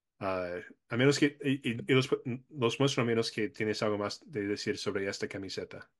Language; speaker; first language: Spanish; non-native, fluent; English